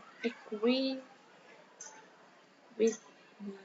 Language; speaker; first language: English; non-native, learner; Vietnamese